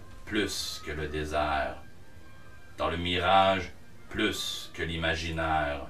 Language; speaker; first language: French; native; French